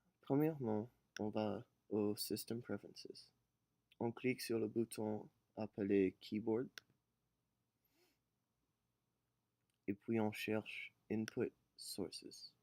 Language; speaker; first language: French; non-native, learner; English